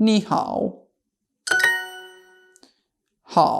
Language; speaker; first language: Chinese; non-native, learner; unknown